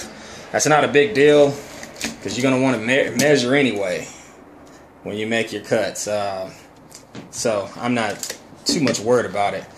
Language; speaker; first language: English; native; English